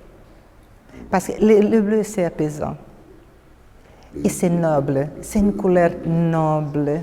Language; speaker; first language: French; non-native, fluent; Portuguese